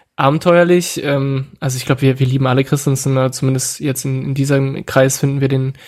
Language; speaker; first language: German; non-native, fluent; French